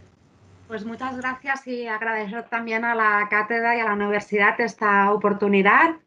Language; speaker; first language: Spanish; native; Spanish